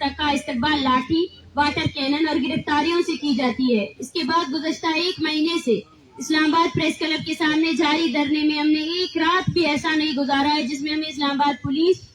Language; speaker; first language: Urdu; non-native, local second language; Baluchi